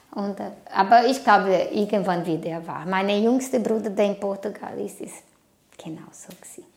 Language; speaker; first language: German; non-native, fluent; Portuguese